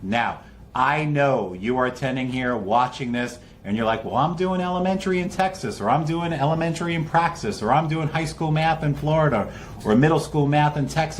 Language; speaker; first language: English; native; English